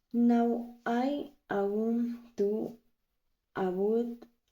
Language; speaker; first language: English; non-native, learner; Spanish